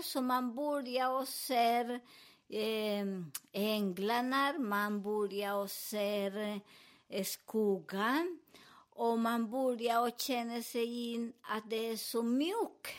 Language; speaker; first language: Swedish; non-native, learner; Spanish